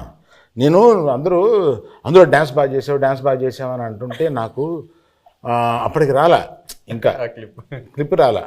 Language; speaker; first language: Telugu; native; Telugu